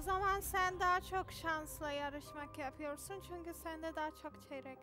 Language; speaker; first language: Turkish; non-native, learner; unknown